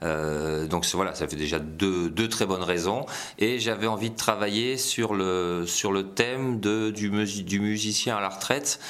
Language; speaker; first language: French; native; French